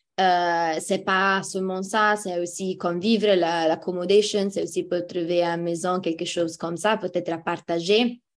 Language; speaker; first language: French; non-native, fluent; Italian